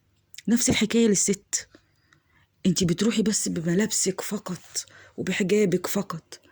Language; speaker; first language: Arabic; native; Arabic